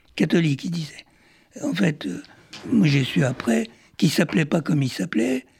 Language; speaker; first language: French; early bilingual, other home language; Arabic